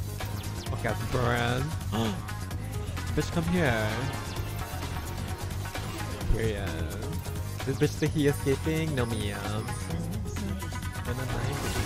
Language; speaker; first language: English; native; English